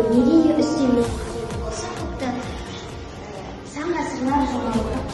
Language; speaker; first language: Kazakh; native; Kazakh